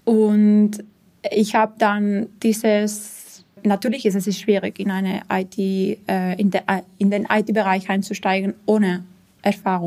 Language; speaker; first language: German; non-native, fluent; Spanish